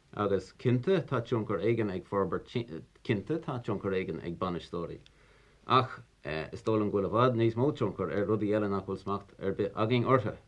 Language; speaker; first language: Irish; native; Irish